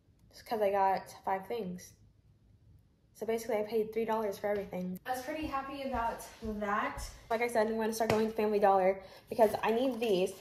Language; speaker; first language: English; native; English